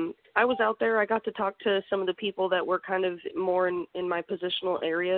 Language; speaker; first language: English; native; English